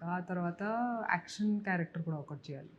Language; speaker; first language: Telugu; non-native, local second language; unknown